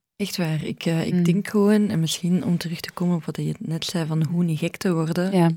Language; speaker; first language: Dutch; early bilingual, other home language; Arabic